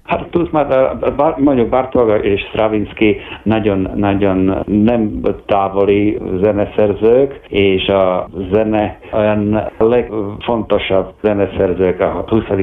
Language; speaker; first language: Hungarian; non-native, fluent; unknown